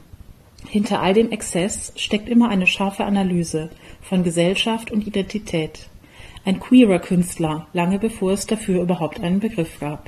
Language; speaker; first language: German; native; German